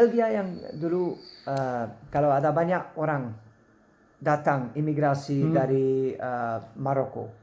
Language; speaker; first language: Indonesian; non-native, learner; Dutch